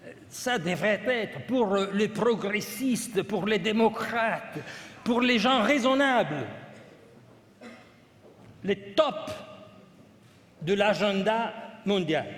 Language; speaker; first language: French; non-native, fluent; Italian